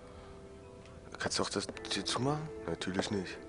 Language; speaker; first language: German; native; German